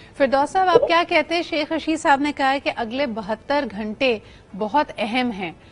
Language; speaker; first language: Urdu; native; Urdu